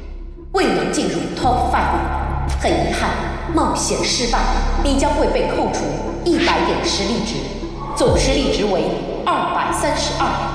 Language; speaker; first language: Chinese; native; Chinese